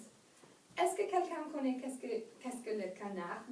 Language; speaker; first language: French; non-native, learner; English